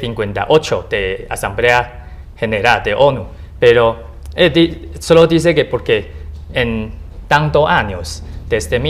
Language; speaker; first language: Spanish; non-native, learner; Chinese